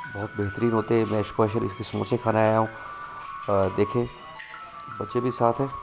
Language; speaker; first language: Urdu; native; Urdu